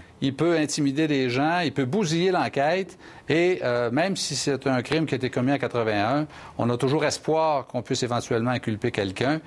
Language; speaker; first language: French; native; French